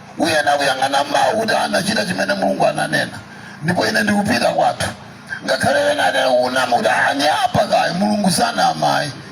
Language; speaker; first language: Nyanja; non-native, local second language; Tumbuka